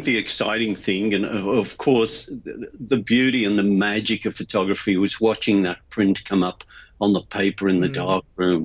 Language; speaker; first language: English; native; English